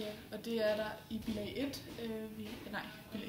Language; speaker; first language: Danish; native; Danish